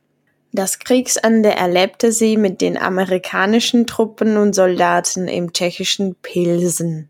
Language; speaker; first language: German; non-native, fluent; Czech